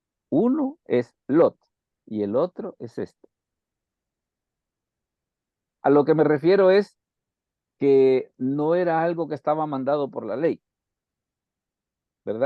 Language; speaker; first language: Spanish; native; Spanish